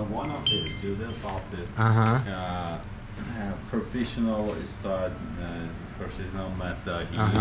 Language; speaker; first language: English; non-native, learner; Persian